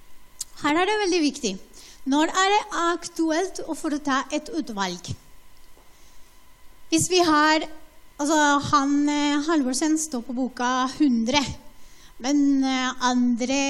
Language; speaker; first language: Norwegian; non-native, fluent; Spanish